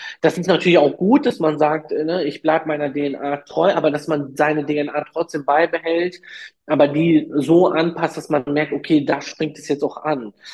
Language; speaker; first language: German; early bilingual, other home language; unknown